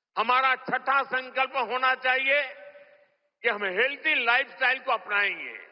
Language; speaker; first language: Hindi; non-native, local second language; Gujarati